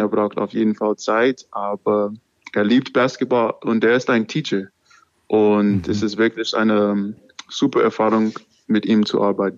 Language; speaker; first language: German; non-native, learner; English